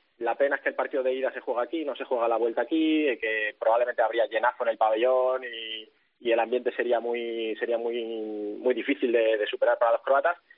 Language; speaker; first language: Spanish; native; Spanish